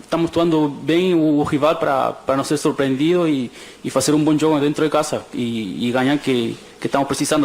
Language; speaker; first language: Portuguese; non-native, fluent; Spanish